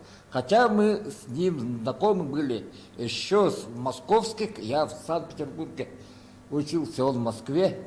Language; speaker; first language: Russian; non-native, local second language; Yakut